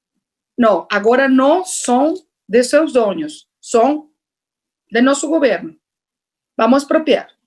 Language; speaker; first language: Portuguese; non-native, fluent; Spanish